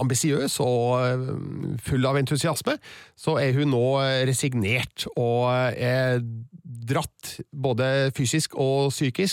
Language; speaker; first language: Norwegian; native; Norwegian